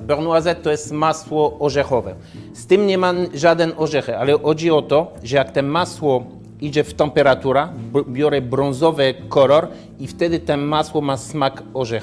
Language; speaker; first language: Polish; non-native, learner; French